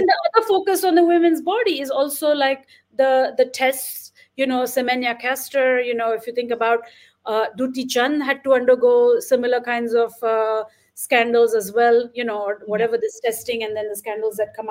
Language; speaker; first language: English; non-native, local second language; Marathi